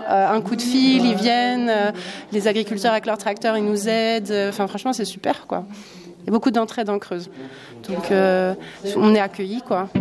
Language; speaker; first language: French; native; French